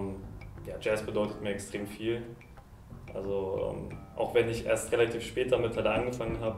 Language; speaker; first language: German; native; German